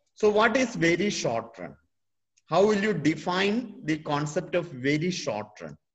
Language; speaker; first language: English; non-native, local second language; Malayalam